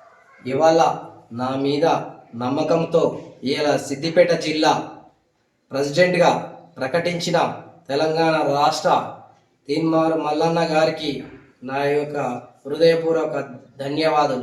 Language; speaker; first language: Telugu; native; Telugu